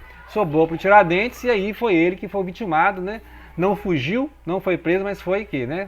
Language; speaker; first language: Portuguese; native; Portuguese